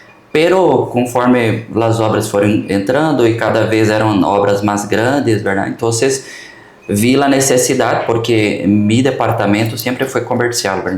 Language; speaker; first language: Portuguese; early bilingual, heritage; Portuguese